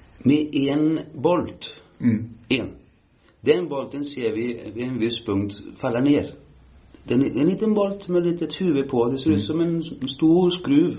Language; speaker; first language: Swedish; early bilingual, heritage; Swedish